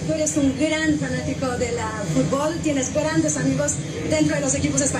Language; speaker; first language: Spanish; native; Spanish